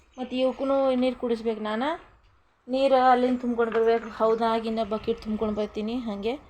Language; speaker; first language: Kannada; non-native, local second language; Lambadi